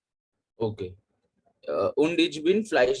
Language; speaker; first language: German; non-native, learner; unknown